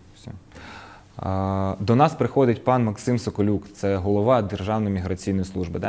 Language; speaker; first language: Ukrainian; non-native, local second language; Russian